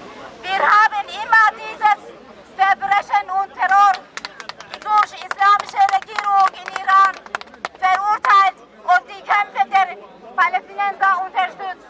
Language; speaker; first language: German; non-native, learner; Persian